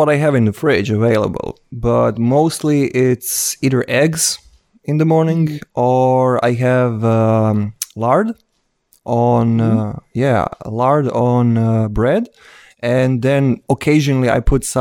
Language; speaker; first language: English; non-native, fluent; Croatian